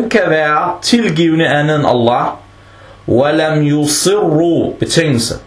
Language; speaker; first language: Danish; early bilingual, other home language; Arabic